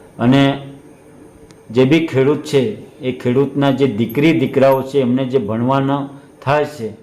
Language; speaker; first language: Gujarati; non-native, local second language; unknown